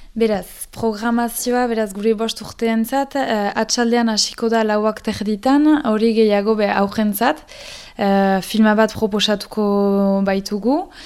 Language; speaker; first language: Basque; native; Basque